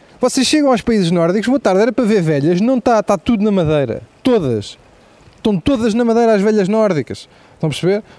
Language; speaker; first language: Portuguese; native; Portuguese